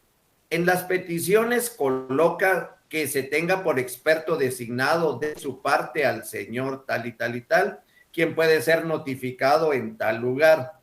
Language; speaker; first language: Spanish; native; Spanish